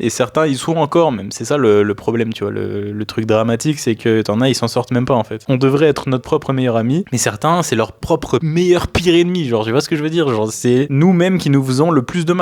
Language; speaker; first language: French; native; French